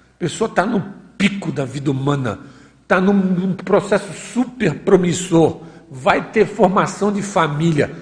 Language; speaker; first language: Portuguese; native; Portuguese